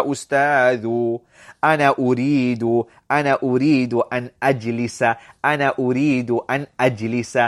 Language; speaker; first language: Arabic; non-native, fluent; English